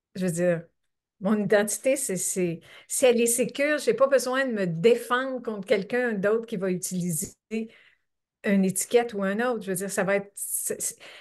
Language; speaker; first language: French; native; French